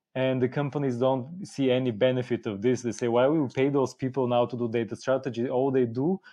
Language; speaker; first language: English; non-native, fluent; Bulgarian